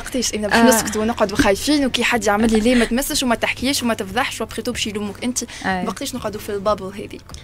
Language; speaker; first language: Arabic; native; Arabic